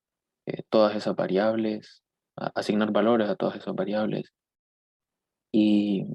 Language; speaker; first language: Spanish; native; Spanish